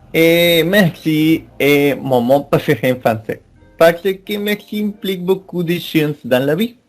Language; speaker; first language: French; non-native, learner; Spanish